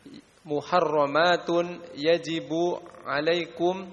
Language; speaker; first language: Arabic; non-native, learner; Indonesian